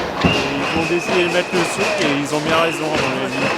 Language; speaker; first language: French; native; French